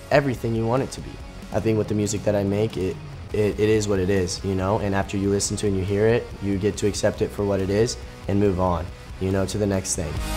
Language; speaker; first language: English; native; English